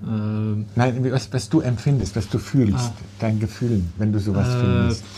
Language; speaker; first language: German; native; German